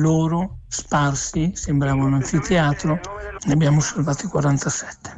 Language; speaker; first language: Italian; native; Italian